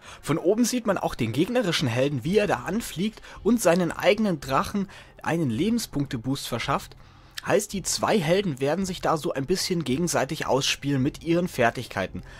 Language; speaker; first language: German; native; German